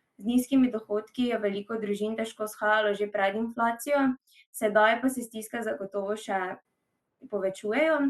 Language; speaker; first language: Slovenian; native; Slovenian